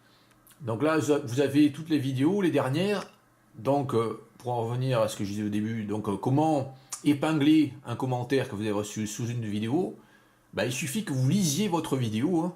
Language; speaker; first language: French; native; French